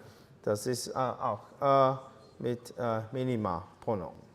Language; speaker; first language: German; non-native, learner; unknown